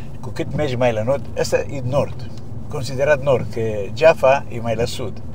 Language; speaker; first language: Romanian; native; Romanian